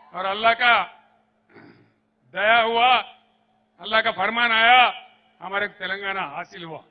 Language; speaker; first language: Hindi; non-native, local second language; Telugu